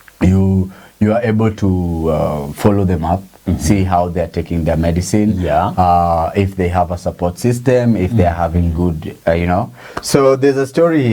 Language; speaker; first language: English; non-native, local second language; Swahili